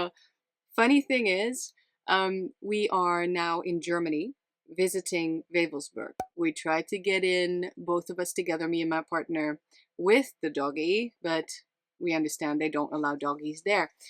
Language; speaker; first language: English; non-native, fluent; Dutch